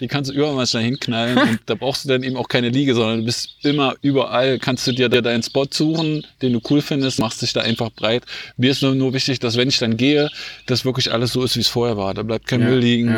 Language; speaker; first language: German; native; German